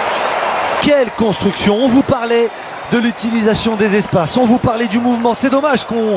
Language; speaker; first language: French; native; French